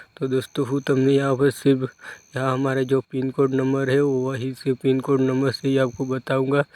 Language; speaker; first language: Hindi; non-native, local second language; Gujarati